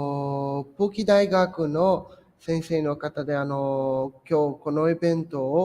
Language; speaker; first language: Japanese; non-native, fluent; Portuguese